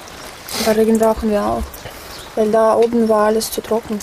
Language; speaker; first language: German; non-native, fluent; Russian